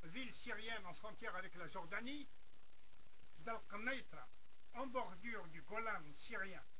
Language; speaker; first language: French; non-native, local second language; Arabic